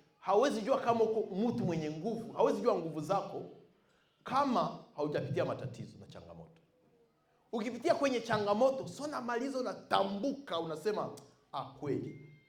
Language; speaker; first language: Swahili; non-native, local second language; Bembe